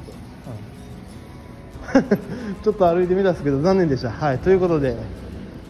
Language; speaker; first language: Japanese; native; Japanese